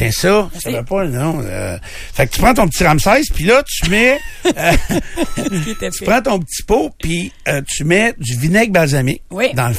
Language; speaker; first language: French; native; French